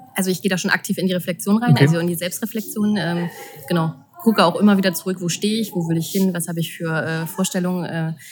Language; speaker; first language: German; native; German